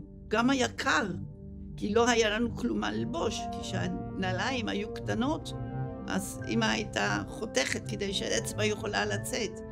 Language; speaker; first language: Hebrew; early bilingual, other home language; Dutch